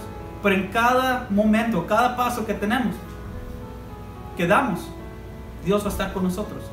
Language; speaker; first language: Spanish; early bilingual, heritage; Spanish